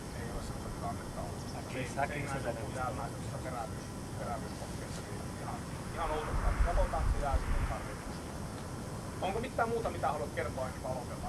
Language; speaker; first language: Finnish; native; Finnish